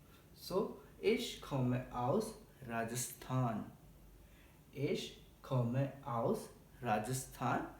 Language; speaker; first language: German; non-native, learner; Hindi